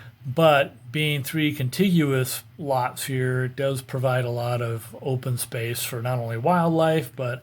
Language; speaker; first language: English; native; English